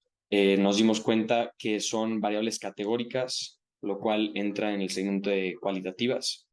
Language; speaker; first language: Spanish; native; Spanish